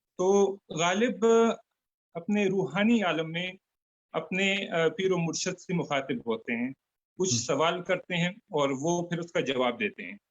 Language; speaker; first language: Urdu; non-native, fluent; Turkmen